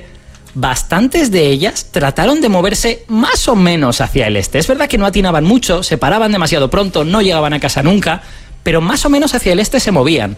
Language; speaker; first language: Spanish; native; Spanish